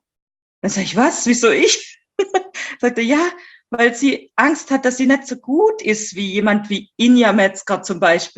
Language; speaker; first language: German; native; German